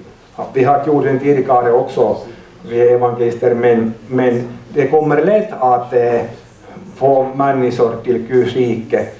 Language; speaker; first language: Swedish; non-native, learner; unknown